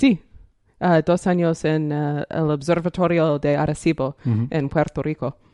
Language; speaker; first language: Spanish; non-native, learner; English